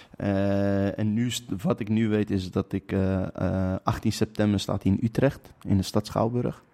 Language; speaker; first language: Dutch; native; Dutch